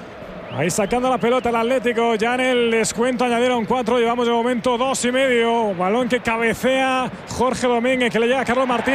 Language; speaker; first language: Spanish; native; Spanish